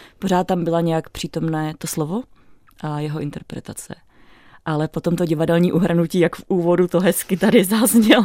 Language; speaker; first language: Czech; native; Czech